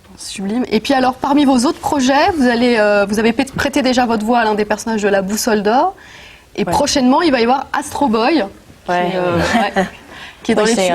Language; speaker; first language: French; native; French